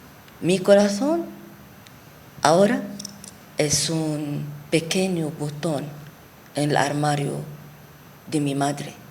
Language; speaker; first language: Spanish; non-native, fluent; Arabic